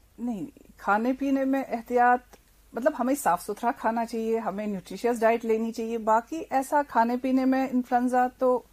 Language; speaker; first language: Hindi; non-native, local second language; Kashmiri